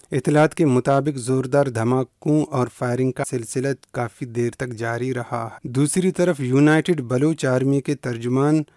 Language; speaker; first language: Urdu; non-native, local second language; Baluchi